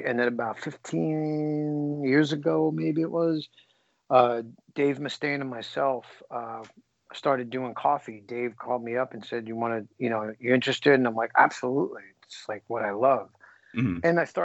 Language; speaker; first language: English; native; English